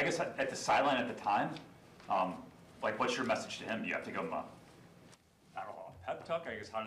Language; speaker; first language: English; native; English